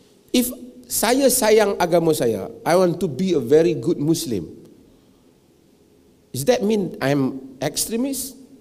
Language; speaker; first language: English; non-native, local second language; Malay